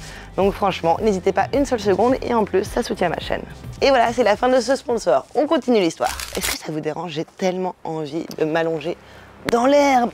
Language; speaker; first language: French; native; French